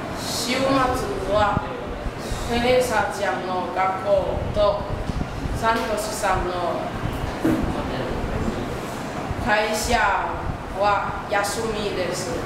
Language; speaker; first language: Japanese; non-native, learner; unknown